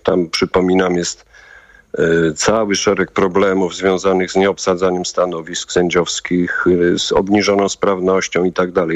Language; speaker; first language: Polish; native; Polish